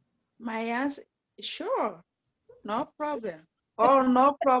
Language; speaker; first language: English; non-native, learner; French